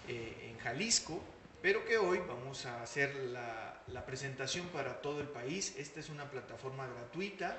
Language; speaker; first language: Spanish; native; Spanish